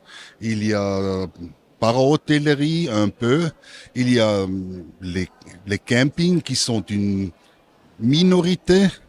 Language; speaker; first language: French; non-native, local second language; German